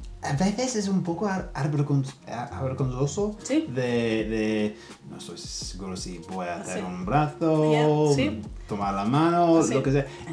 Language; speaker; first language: Spanish; non-native, learner; English